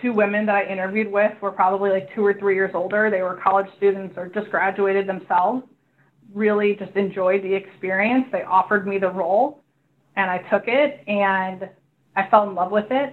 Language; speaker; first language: English; native; English